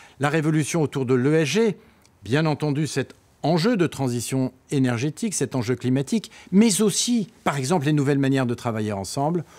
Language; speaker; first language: French; native; French